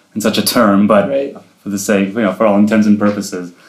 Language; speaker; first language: English; early bilingual, other home language; Hebrew